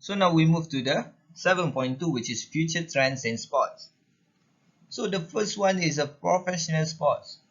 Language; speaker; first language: English; non-native, local second language; Malay